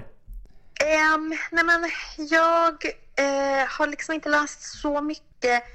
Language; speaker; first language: Swedish; native; Swedish